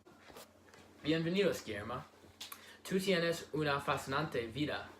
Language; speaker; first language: Spanish; non-native, learner; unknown